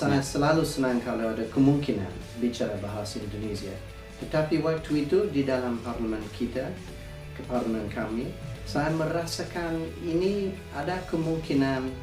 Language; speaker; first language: Indonesian; non-native, fluent; English